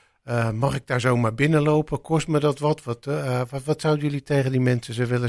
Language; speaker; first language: Dutch; native; Dutch